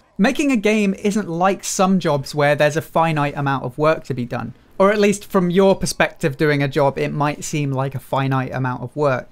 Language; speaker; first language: English; native; English